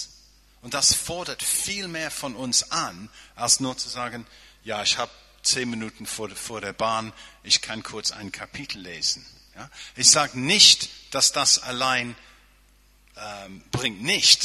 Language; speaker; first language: German; non-native, fluent; English